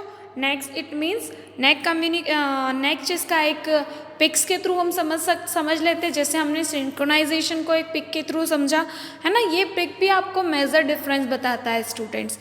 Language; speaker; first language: Hindi; native; Hindi